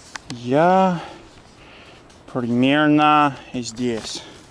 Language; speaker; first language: Russian; non-native, learner; English